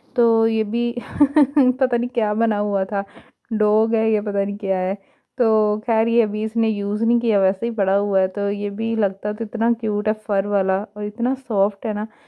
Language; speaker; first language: Urdu; native; Urdu